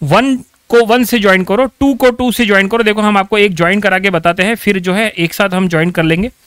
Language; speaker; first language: Hindi; non-native, local second language; Marathi